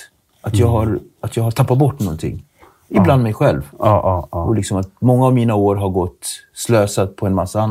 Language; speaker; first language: Swedish; native; Swedish